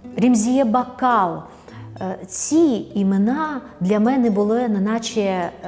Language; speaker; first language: Ukrainian; non-native, fluent; Russian